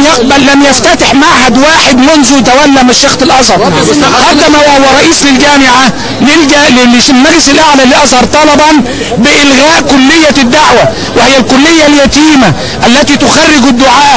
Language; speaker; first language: Arabic; native; Arabic